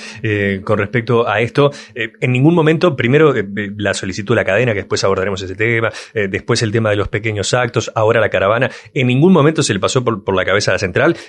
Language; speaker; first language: Spanish; native; Spanish